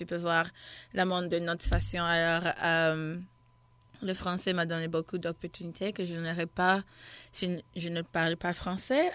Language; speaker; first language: French; non-native, local second language; English